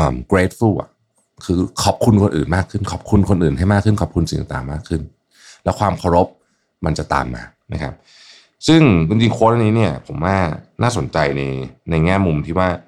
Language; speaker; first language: Thai; native; Thai